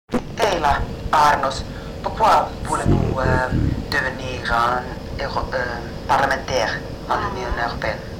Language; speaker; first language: French; non-native, fluent; Finnish